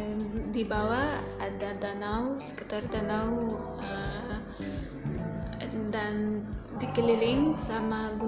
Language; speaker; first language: Indonesian; non-native, learner; Arabic